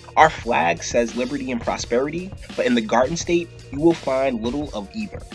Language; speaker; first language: English; native; English